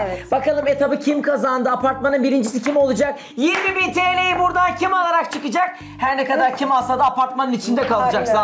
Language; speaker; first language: Turkish; native; Turkish